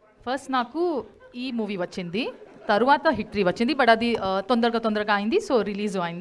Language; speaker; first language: Telugu; non-native, local second language; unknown